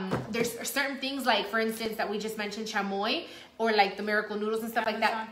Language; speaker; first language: English; early bilingual, other home language; Spanish